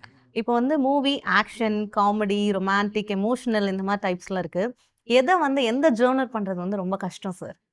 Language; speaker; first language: Tamil; native; Tamil